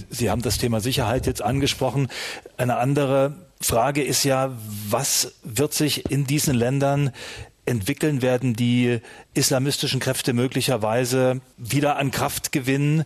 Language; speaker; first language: German; native; German